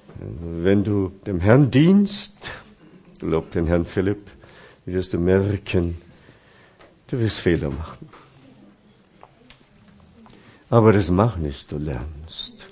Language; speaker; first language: German; non-native, fluent; Chinese